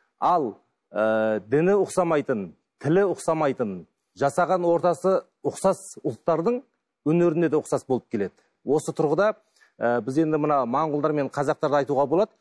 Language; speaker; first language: Kazakh; native; Kazakh